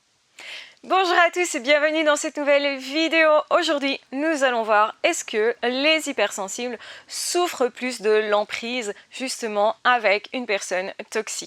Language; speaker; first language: French; native; French